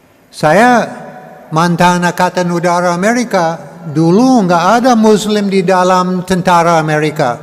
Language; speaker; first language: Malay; non-native, learner; English